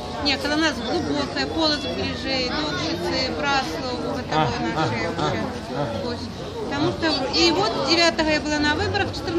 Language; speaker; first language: Russian; non-native, local second language; Belarusian